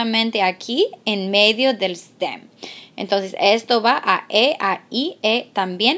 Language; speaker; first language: Spanish; non-native, fluent; English